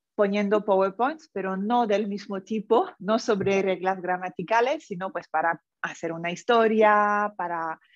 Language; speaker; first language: Spanish; non-native, fluent; French